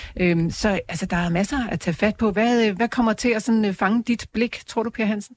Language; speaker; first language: Danish; native; Danish